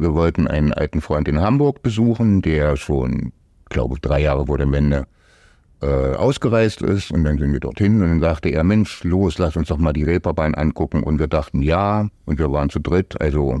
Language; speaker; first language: German; native; German